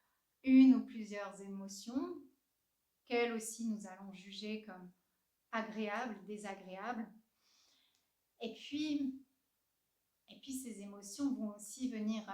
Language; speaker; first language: French; native; French